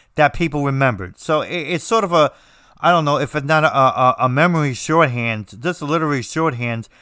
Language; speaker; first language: English; native; English